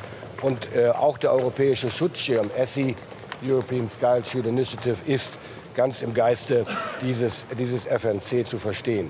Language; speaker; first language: German; native; German